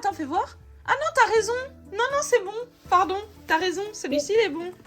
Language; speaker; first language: French; native; French